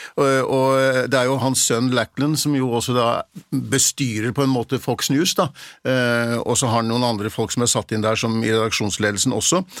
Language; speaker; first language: Norwegian; native; Norwegian